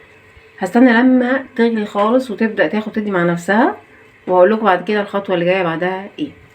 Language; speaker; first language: Arabic; native; Arabic